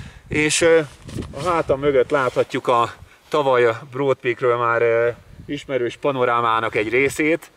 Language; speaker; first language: Hungarian; native; Hungarian